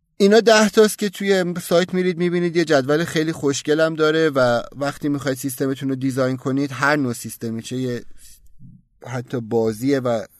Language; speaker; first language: Persian; native; Persian